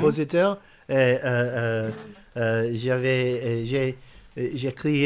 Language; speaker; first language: French; non-native, learner; English